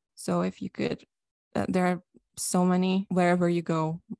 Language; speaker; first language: English; non-native, fluent; Hungarian